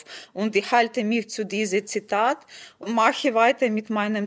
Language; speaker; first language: German; non-native, fluent; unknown